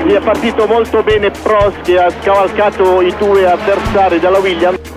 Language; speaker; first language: Italian; native; Italian